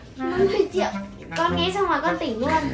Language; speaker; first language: Vietnamese; native; Vietnamese